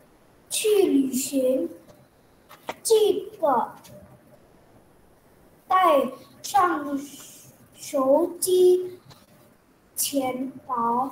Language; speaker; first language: Chinese; non-native, learner; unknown